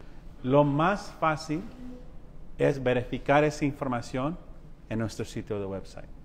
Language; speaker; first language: Spanish; early bilingual, heritage; Spanish